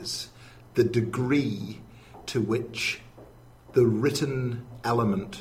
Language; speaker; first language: English; native; English